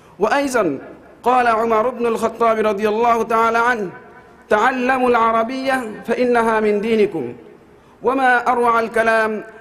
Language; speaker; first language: Arabic; non-native, fluent; Bangla